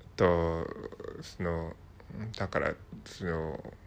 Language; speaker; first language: Japanese; non-native, fluent; Cantonese